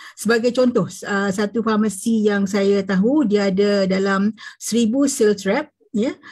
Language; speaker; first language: Malay; native; Malay